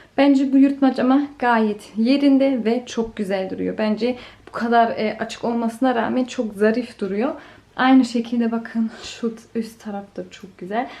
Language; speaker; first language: Turkish; early bilingual, heritage; Turkish